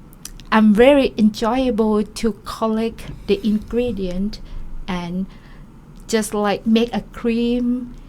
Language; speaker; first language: English; non-native, learner; Thai